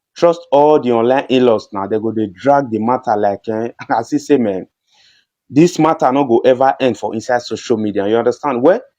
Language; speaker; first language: Nigerian Pidgin; native; Nigerian Pidgin